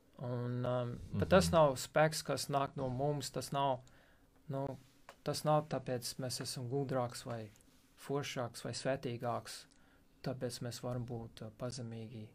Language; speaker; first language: Latvian; non-native, fluent; English